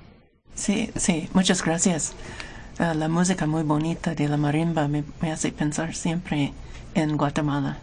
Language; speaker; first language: Spanish; non-native, fluent; English